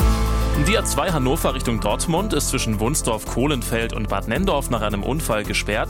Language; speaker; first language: German; native; German